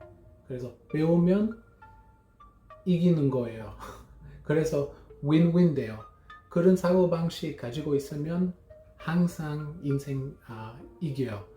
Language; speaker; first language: Korean; non-native, learner; English